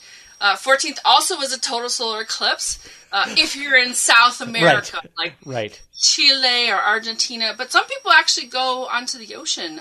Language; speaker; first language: English; native; English